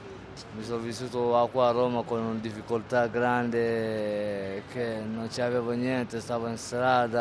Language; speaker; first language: Italian; non-native, learner; Somali